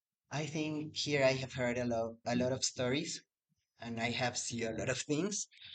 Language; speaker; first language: English; non-native, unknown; Spanish